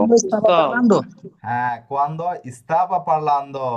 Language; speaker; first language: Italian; non-native, learner; Bangla